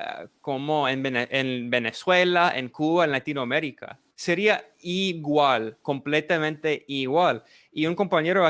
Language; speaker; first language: Spanish; non-native, fluent; English